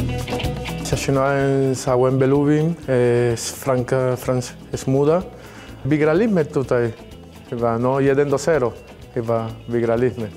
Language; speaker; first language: Polish; non-native, fluent; Spanish